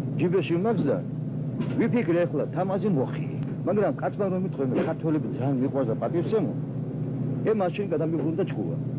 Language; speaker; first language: Georgian; non-native, local second language; Mingrelian